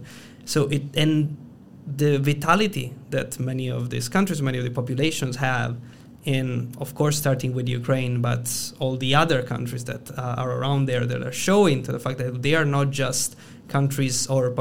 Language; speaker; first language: English; non-native, fluent; Italian